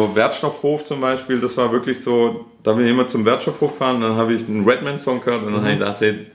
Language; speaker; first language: German; native; German